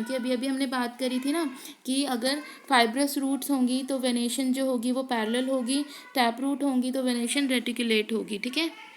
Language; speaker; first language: Hindi; native; Hindi